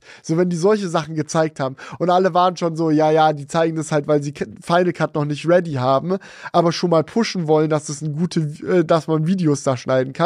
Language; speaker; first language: German; native; German